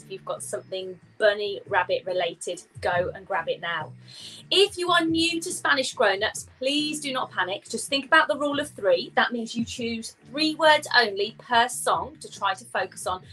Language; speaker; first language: English; native; English